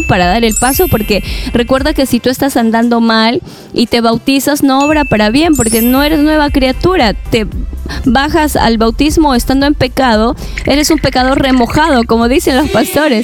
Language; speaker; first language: Spanish; native; Spanish